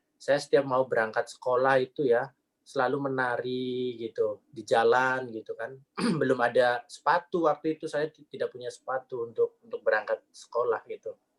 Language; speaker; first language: Indonesian; non-native, local second language; Javanese